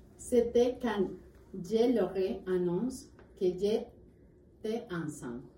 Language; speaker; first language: French; non-native, learner; Spanish